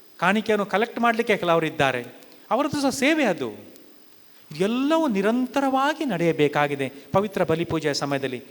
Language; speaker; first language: Kannada; non-native, local second language; Konkani